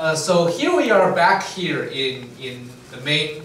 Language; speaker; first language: English; non-native, fluent; Chinese